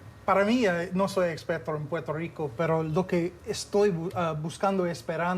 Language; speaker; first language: Spanish; non-native, fluent; English